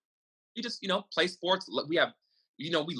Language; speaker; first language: English; native; English